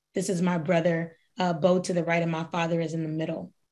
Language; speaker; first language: English; native; English